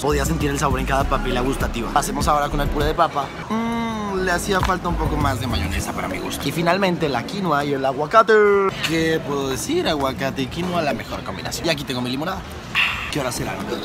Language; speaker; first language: Spanish; native; Spanish